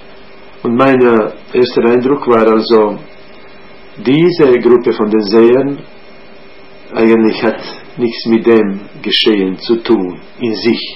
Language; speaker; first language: German; non-native, fluent; Croatian